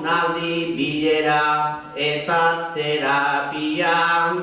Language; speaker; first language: Basque; native; Basque